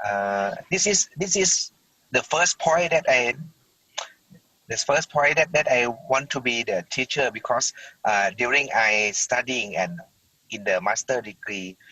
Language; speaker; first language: English; non-native, learner; Thai